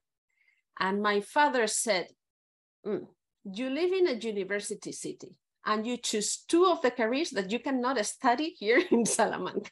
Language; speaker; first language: English; non-native, fluent; Spanish